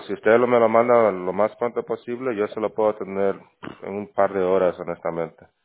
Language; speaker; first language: Spanish; native; Spanish